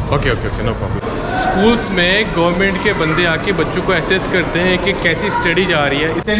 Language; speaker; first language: Hindi; native; Hindi